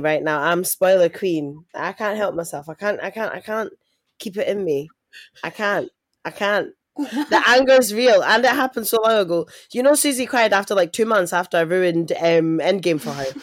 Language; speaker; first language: English; native; English